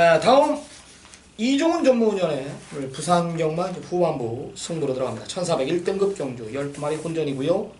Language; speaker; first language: Korean; native; Korean